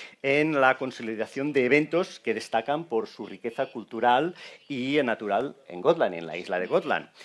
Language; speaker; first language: Spanish; native; Spanish